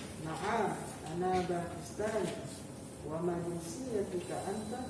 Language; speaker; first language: Arabic; non-native, learner; Indonesian